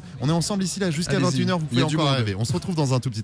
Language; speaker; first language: French; native; French